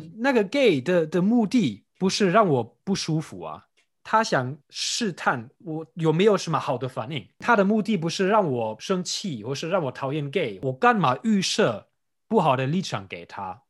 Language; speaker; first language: Chinese; non-native, fluent; German